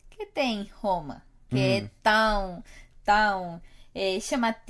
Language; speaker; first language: Portuguese; non-native, fluent; Spanish